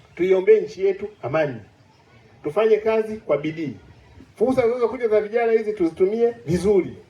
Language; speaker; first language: Swahili; native; Swahili